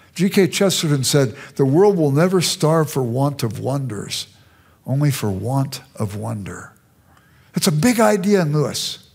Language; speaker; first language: English; native; English